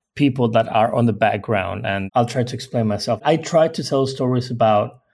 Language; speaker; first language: English; non-native, fluent; Spanish